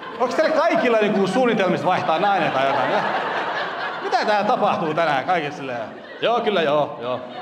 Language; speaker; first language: Finnish; early bilingual, other home language; Kurdish